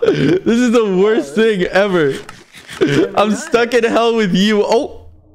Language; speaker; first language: English; early bilingual, other home language; Spanish